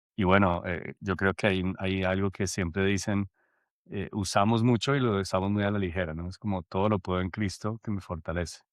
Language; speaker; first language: Spanish; native; Spanish